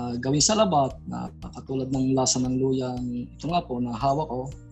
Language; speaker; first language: Filipino; native; Filipino